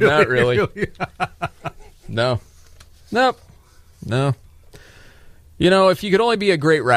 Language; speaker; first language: English; native; English